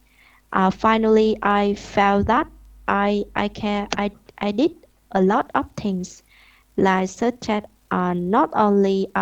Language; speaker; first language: English; non-native, learner; Vietnamese